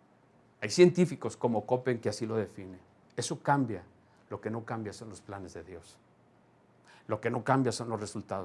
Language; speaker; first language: Spanish; native; Spanish